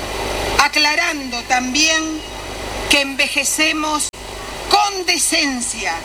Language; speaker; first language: Spanish; native; Spanish